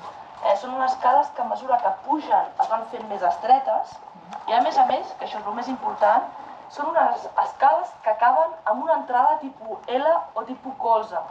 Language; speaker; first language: Catalan; native; Catalan